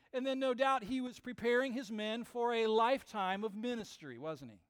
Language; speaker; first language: English; native; English